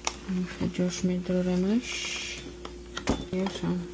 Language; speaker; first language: Russian; non-native, local second language; Tajik